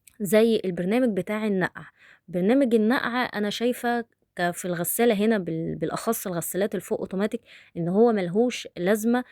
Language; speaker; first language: Arabic; native; Arabic